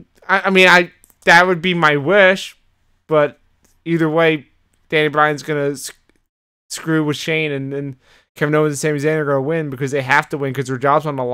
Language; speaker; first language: English; native; English